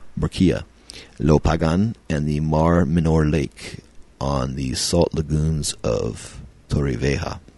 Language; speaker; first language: English; native; English